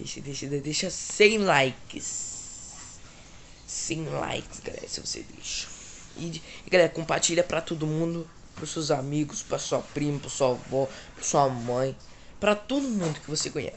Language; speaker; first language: Portuguese; native; Portuguese